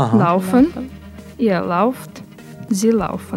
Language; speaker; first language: German; non-native, learner; Russian